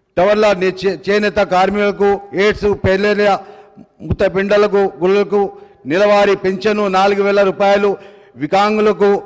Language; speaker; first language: Telugu; non-native, local second language; Urdu